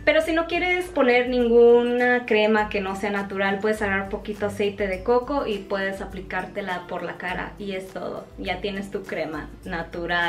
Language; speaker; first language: Spanish; native; Spanish